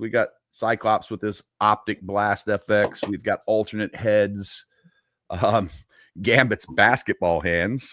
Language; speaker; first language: English; native; English